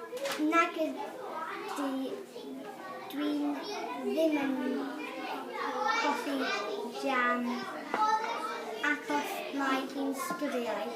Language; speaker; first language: Welsh; non-native, learner; English